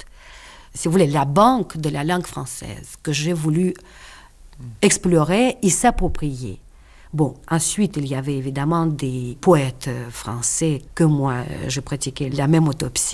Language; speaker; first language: French; non-native, fluent; Russian